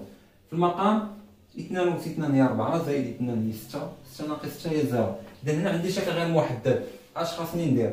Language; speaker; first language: Arabic; native; Arabic